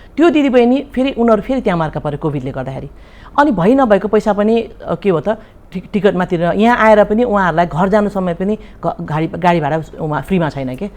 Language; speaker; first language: Nepali; early bilingual, heritage; Nepali